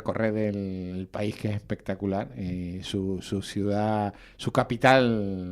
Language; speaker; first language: Spanish; native; Spanish